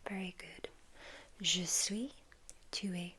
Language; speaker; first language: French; non-native, learner; English